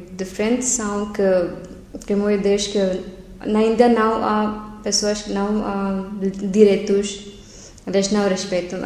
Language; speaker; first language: Portuguese; non-native, learner; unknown